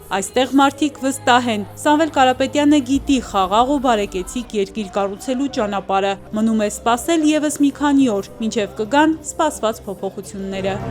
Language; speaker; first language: Armenian; native; Armenian